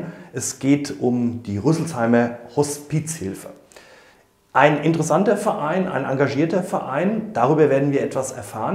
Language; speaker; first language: German; native; German